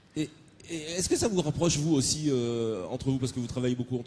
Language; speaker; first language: French; native; French